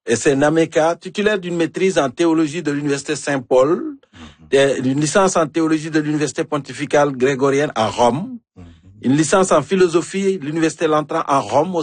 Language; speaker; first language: French; native; French